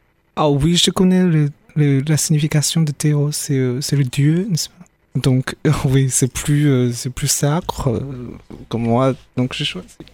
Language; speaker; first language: French; non-native, fluent; Chinese